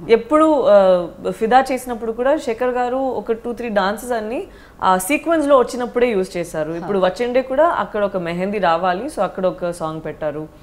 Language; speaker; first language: Telugu; non-native, fluent; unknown